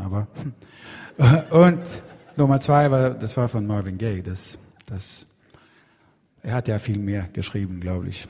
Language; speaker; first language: German; non-native, fluent; Swedish